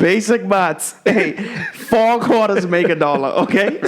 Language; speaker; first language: English; native; English